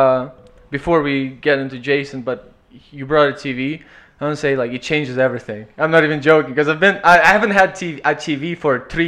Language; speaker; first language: English; non-native, fluent; Ukrainian